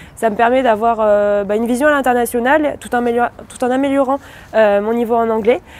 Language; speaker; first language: French; native; French